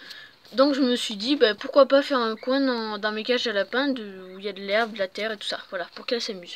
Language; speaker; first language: French; native; French